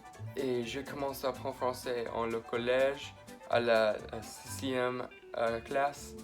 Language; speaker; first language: French; non-native, learner; English